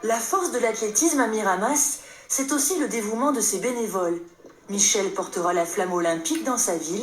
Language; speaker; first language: French; native; French